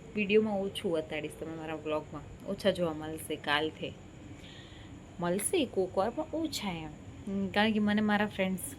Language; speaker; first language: Gujarati; non-native, local second language; Kachhi